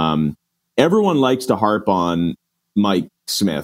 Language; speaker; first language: English; native; English